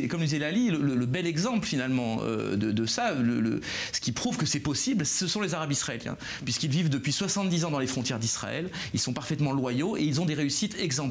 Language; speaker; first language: French; native; French